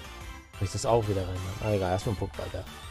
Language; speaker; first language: German; native; German